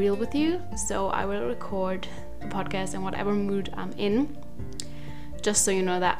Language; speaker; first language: English; non-native, fluent; German